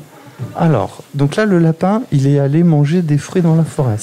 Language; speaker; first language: French; native; French